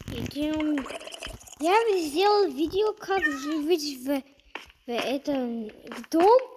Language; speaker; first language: Russian; non-native, learner; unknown